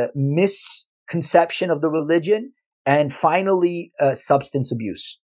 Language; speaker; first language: English; native; English